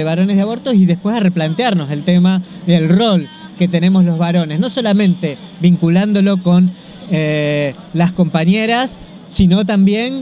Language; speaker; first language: Spanish; native; Spanish